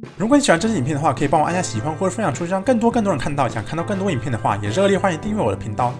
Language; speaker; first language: Chinese; native; Chinese